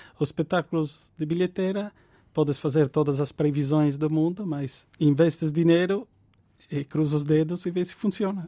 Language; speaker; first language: Portuguese; non-native, fluent; Italian